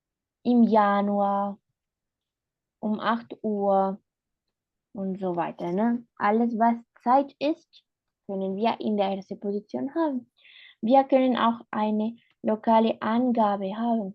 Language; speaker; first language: German; non-native, fluent; Spanish